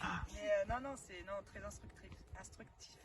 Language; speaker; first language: French; native; French